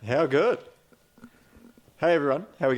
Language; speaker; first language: English; native; English